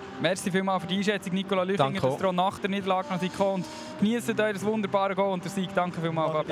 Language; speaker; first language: German; native; German